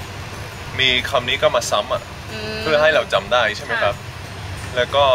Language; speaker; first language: Thai; non-native, fluent; Dutch